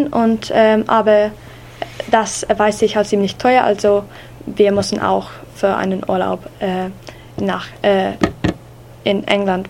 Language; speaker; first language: German; non-native, learner; English